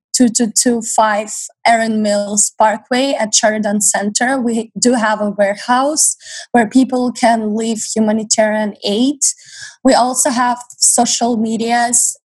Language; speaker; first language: English; non-native, fluent; Ukrainian